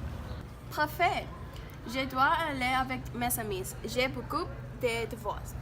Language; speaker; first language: French; non-native, learner; Spanish